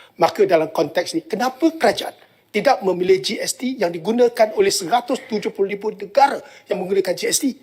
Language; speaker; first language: Malay; non-native, local second language; Chinese